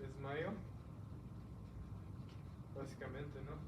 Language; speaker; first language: Spanish; early bilingual, heritage; Spanish